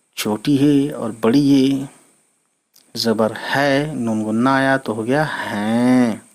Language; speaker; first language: Urdu; native; Urdu